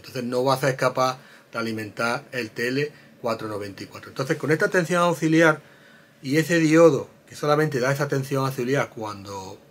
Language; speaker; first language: Spanish; native; Spanish